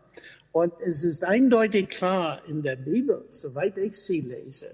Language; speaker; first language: German; non-native, fluent; English